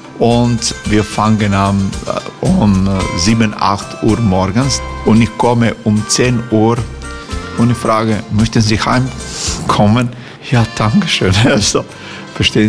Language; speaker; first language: German; non-native, fluent; Croatian